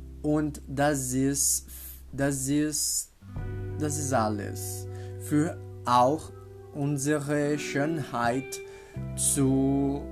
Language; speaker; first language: German; non-native, learner; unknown